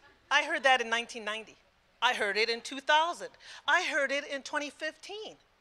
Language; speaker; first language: English; early bilingual, other home language; Spanish